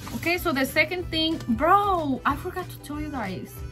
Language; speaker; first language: English; early bilingual, other home language; Spanish